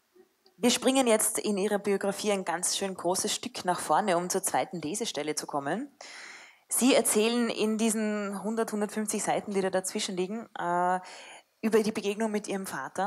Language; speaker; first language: German; native; German